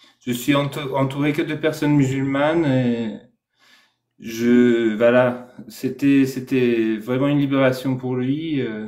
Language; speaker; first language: French; non-native, fluent; Persian